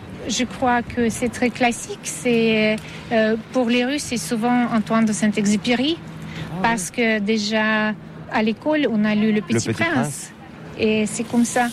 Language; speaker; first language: French; non-native, fluent; Russian